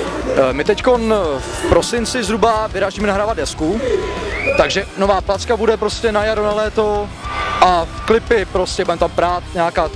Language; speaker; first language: Czech; native; Czech